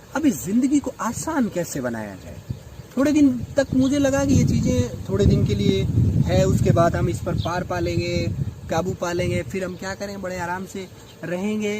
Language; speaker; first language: Hindi; non-native, local second language; Rajasthani